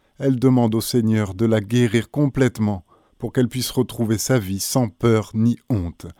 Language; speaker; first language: French; native; French